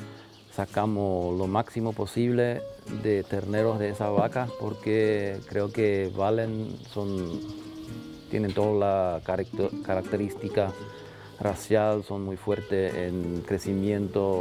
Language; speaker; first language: Spanish; non-native, local second language; German